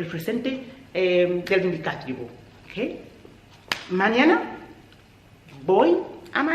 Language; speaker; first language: Spanish; non-native, fluent; English